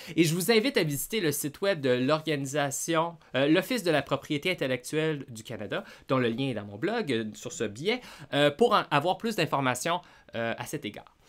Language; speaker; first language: French; native; French